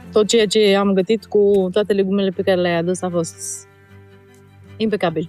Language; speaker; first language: Romanian; native; Romanian